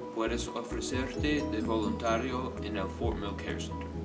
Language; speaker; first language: Spanish; non-native, learner; English